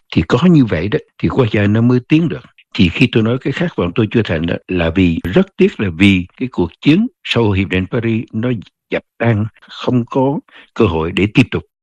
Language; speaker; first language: Vietnamese; native; Vietnamese